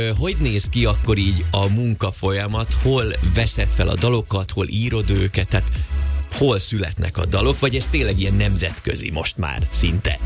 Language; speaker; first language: Hungarian; native; Hungarian